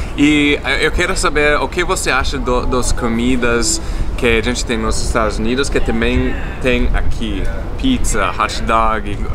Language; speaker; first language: Portuguese; non-native, fluent; English